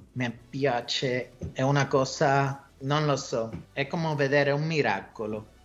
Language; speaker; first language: Italian; non-native, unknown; Spanish